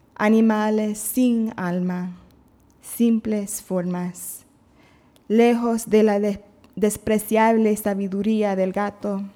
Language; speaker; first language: Spanish; non-native, learner; English